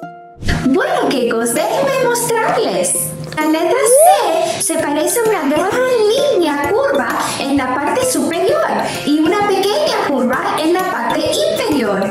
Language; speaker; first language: Spanish; non-native, fluent; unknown